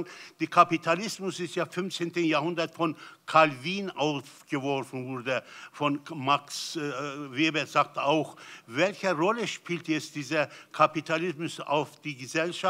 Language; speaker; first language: German; non-native, learner; Turkish